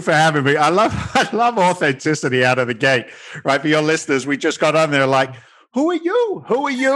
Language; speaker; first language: English; native; English